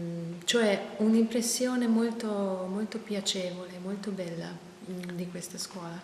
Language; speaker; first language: Italian; non-native, fluent; Hungarian